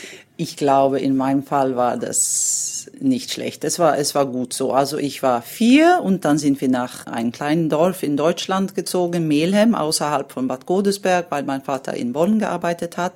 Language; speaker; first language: German; non-native, fluent; Swedish